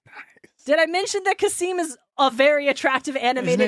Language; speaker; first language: English; native; English